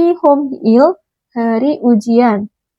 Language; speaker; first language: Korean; non-native, fluent; Indonesian